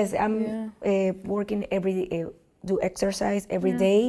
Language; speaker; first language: English; non-native, learner; Spanish